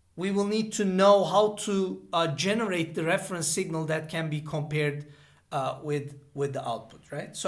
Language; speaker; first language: English; non-native, fluent; Turkish